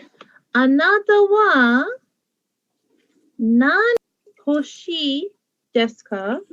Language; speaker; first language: Japanese; non-native, fluent; English